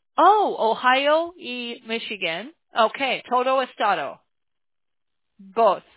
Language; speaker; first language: Spanish; non-native, learner; English